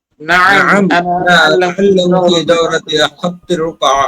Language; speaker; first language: Arabic; non-native, learner; Bangla